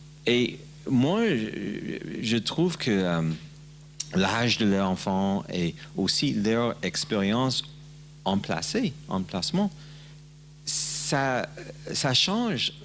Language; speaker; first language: French; non-native, learner; English